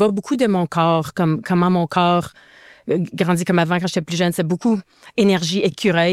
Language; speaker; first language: French; native; French